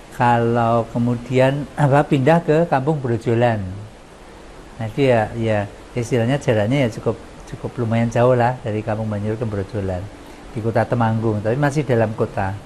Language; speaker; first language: Indonesian; non-native, local second language; Javanese